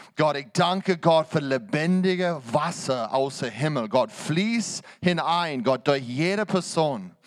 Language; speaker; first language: German; non-native, fluent; English